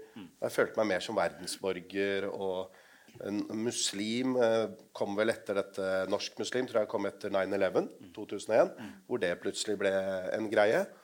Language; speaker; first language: Norwegian; non-native, local second language; Urdu